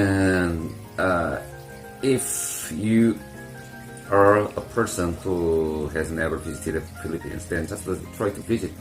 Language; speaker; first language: English; non-native, fluent; Korean